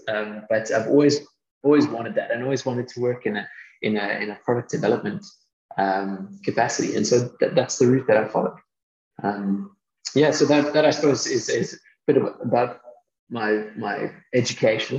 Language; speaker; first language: English; native; English